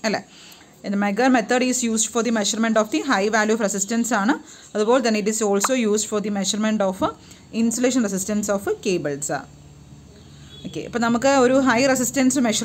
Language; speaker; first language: English; non-native, local second language; Malayalam